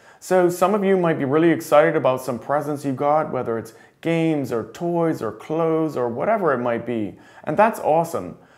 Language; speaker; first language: English; native; English